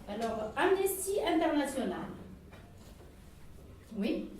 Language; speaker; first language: French; non-native, local second language; Arabic